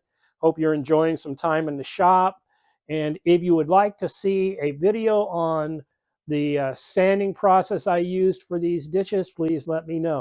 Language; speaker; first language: English; native; English